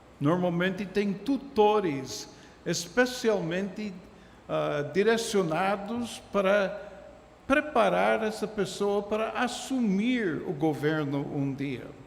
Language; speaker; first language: Portuguese; non-native, fluent; English